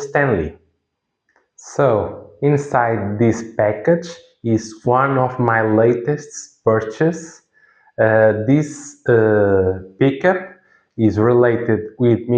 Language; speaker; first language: English; non-native, fluent; Portuguese